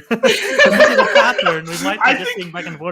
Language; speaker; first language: English; native; English